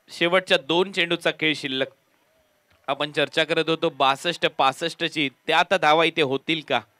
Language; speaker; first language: Marathi; native; Marathi